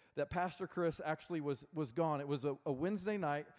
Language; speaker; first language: English; native; English